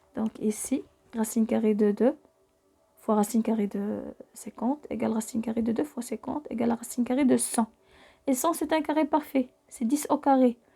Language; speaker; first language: French; non-native, local second language; Arabic